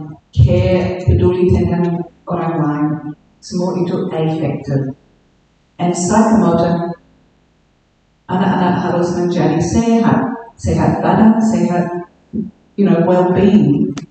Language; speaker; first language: Indonesian; non-native, learner; English